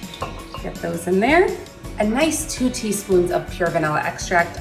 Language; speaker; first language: English; native; English